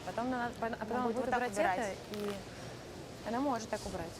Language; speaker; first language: Russian; native; Russian